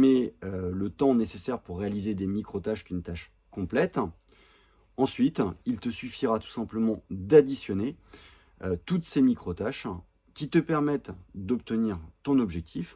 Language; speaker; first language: French; native; French